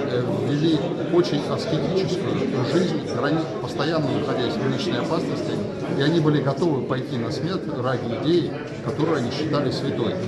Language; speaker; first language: Russian; native; Russian